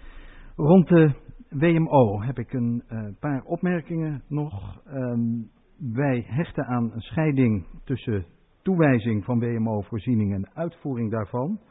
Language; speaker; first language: Dutch; native; Dutch